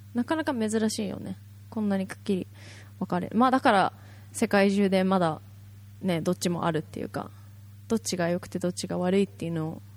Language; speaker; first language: Japanese; native; Japanese